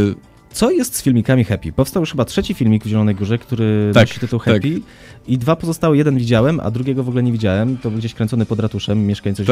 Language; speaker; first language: Polish; native; Polish